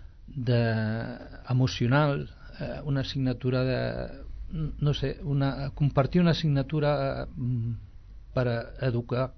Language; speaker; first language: Catalan; non-native, local second language; Spanish